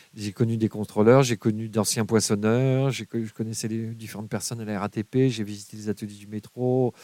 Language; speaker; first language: French; native; French